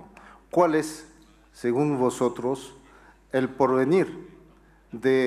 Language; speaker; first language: Spanish; non-native, fluent; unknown